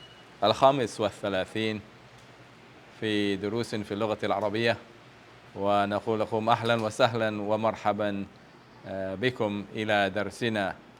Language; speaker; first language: Arabic; non-native, fluent; English